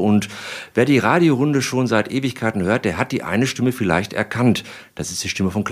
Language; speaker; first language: German; native; German